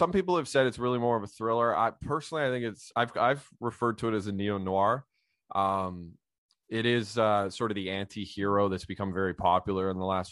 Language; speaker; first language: English; native; English